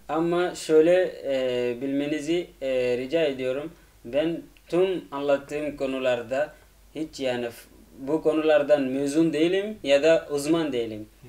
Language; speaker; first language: Turkish; non-native, fluent; Arabic